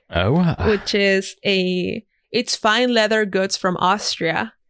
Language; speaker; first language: English; non-native, fluent; Spanish